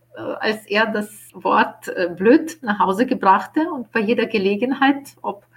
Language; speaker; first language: German; non-native, fluent; Ukrainian